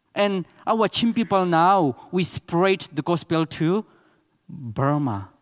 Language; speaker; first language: English; non-native, learner; Burmese